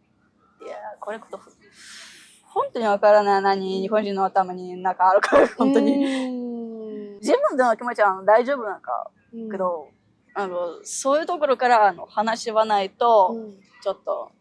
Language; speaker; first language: Japanese; non-native, learner; Ukrainian